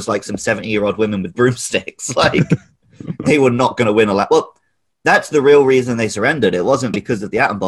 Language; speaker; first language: English; native; English